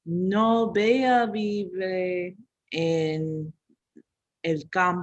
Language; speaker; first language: Spanish; non-native, learner; English